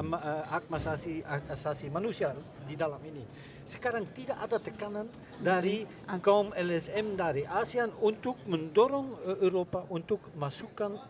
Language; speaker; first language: Indonesian; non-native, fluent; Dutch